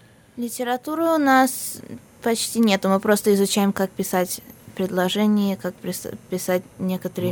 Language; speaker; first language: Russian; early bilingual, heritage; Russian